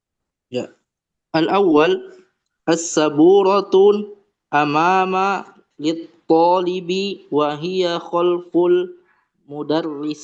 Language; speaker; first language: Arabic; non-native, learner; Indonesian